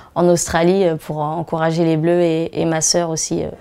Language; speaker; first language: French; native; French